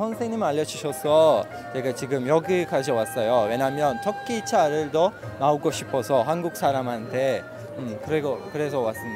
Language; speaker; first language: Korean; non-native, learner; Turkish